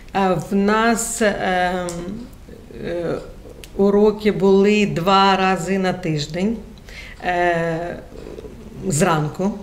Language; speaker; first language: Ukrainian; non-native, local second language; Russian